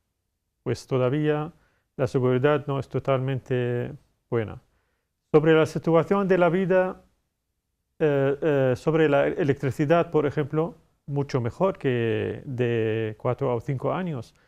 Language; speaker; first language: Spanish; non-native, fluent; Arabic